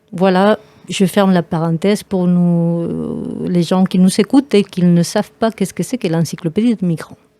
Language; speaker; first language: French; non-native, fluent; Spanish